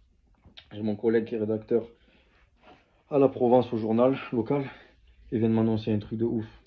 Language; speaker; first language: French; native; French